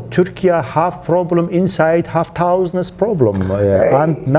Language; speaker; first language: English; non-native, learner; Central Kurdish